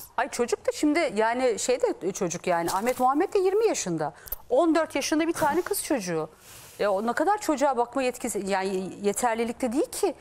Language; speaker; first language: Turkish; native; Turkish